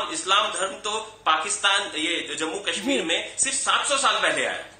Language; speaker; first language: Hindi; native; Hindi